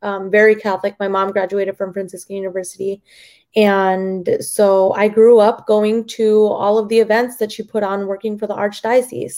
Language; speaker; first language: English; early bilingual, other home language; Spanish